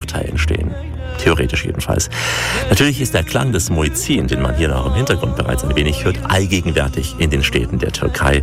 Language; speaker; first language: German; native; German